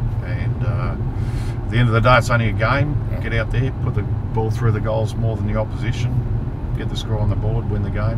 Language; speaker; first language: English; native; English